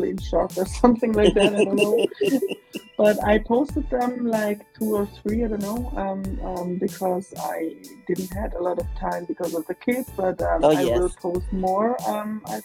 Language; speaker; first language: English; non-native, fluent; Swiss German